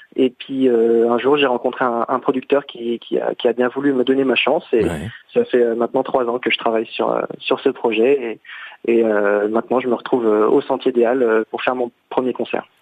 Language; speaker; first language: French; native; French